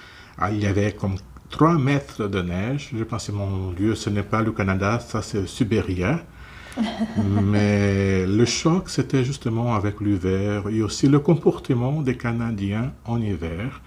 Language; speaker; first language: French; non-native, fluent; Portuguese